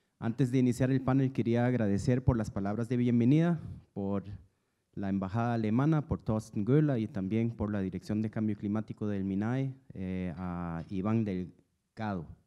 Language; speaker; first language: Spanish; non-native, fluent; German